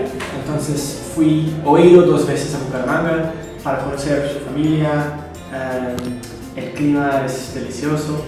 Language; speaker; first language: Spanish; non-native, fluent; English